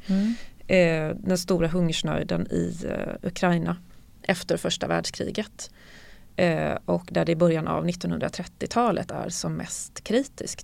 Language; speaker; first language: Swedish; native; Swedish